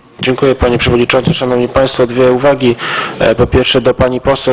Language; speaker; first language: Polish; native; Polish